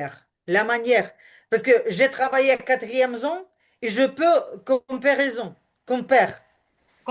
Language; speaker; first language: French; non-native, learner; Ukrainian